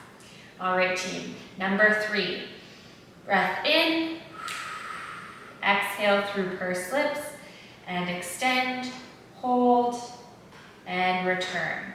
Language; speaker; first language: English; native; English